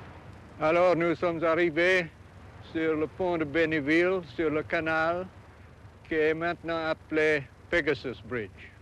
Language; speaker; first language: French; non-native, fluent; English